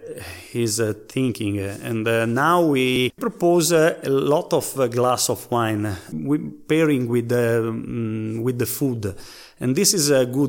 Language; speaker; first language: English; non-native, learner; Italian